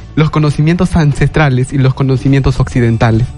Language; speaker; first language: Spanish; non-native, local second language; Shipibo-Conibo